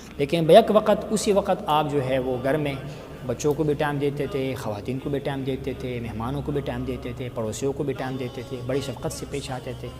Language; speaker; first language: Urdu; non-native, local second language; Pashto